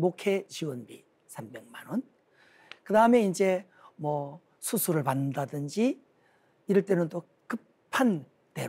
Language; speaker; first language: Korean; native; Korean